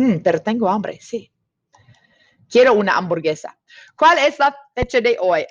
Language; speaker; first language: Spanish; non-native, fluent; English